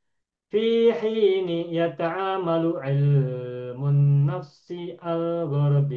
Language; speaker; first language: Arabic; non-native, fluent; Indonesian